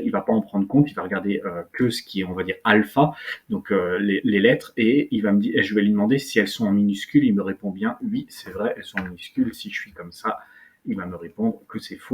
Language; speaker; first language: French; native; French